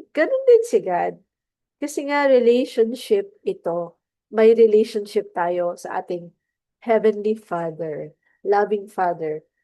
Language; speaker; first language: Filipino; non-native, local second language; Cebuano